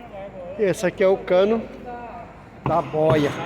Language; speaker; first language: Portuguese; native; Portuguese